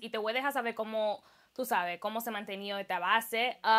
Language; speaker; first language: Spanish; early bilingual, heritage; Spanish